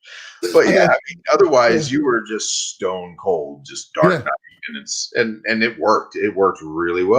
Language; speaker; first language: English; native; English